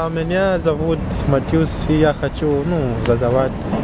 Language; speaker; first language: Russian; non-native, learner; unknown